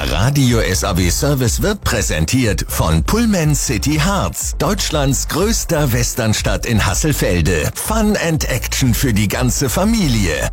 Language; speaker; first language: German; native; German